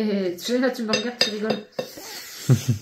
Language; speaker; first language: French; native; French